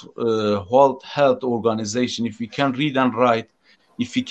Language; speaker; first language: English; non-native, fluent; Turkish